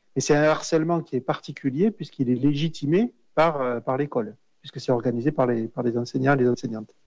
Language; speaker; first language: French; native; French